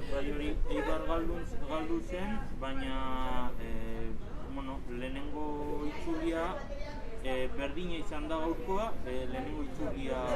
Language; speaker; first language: Basque; native; Basque